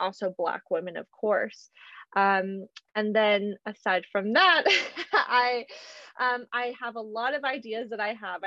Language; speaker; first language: English; native; English